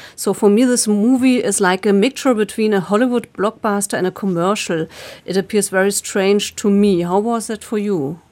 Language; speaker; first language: English; non-native, fluent; German